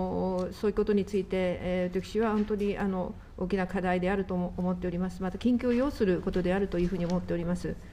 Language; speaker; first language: Japanese; native; Japanese